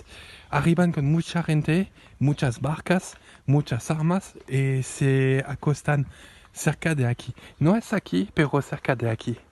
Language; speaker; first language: Spanish; non-native, learner; French